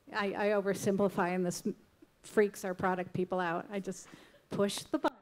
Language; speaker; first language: English; native; English